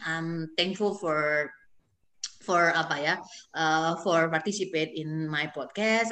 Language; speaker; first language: English; non-native, fluent; Indonesian